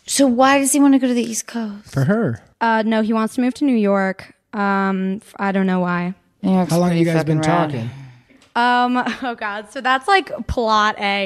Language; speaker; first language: English; native; English